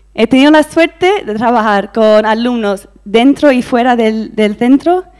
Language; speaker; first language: Spanish; non-native, fluent; English